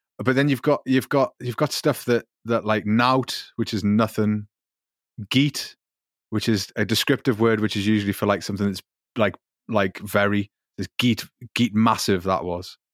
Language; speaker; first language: English; native; English